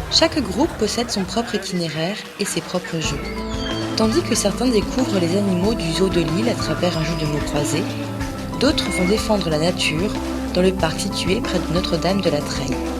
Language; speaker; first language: French; native; French